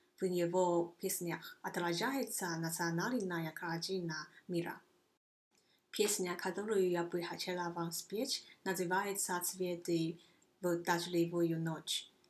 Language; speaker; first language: Russian; non-native, fluent; Chinese